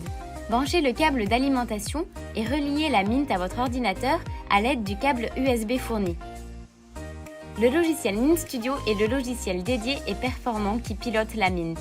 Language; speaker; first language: French; native; French